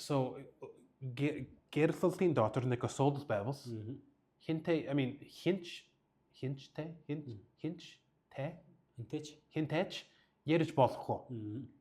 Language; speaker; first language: Mongolian; non-native, learner; English